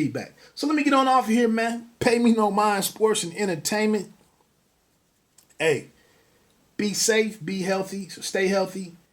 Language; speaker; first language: English; native; English